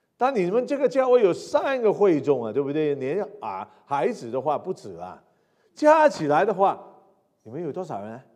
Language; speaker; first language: Chinese; non-native, local second language; Cantonese